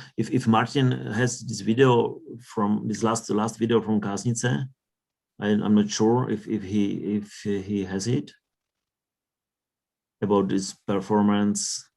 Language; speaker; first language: English; non-native, learner; Czech